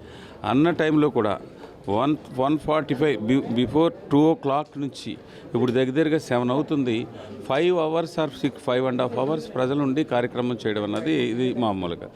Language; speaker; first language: Telugu; native; Telugu